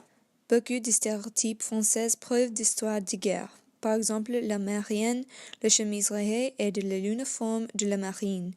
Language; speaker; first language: French; non-native, learner; English